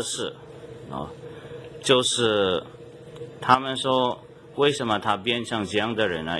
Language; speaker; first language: Chinese; non-native, fluent; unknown